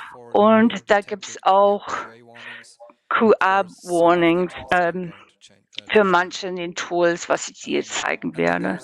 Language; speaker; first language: German; non-native, learner; English